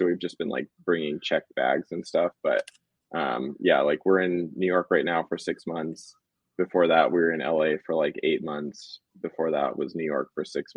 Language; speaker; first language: English; native; English